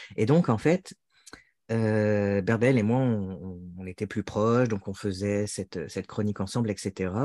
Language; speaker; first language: French; native; French